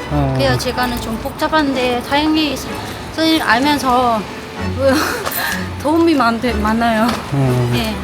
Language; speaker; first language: Korean; non-native, learner; Vietnamese